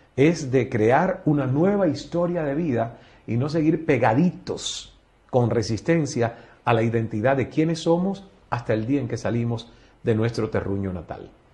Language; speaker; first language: Spanish; native; Spanish